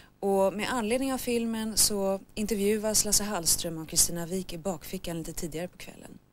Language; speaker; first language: Swedish; native; Swedish